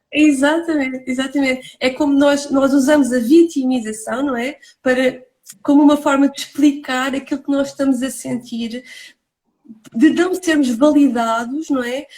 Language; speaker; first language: Portuguese; native; Portuguese